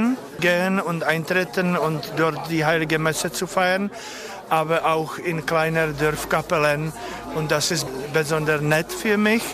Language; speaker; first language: German; non-native, fluent; Czech